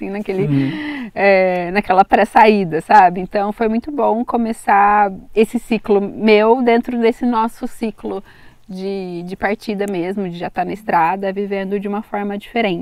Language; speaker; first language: Portuguese; native; Portuguese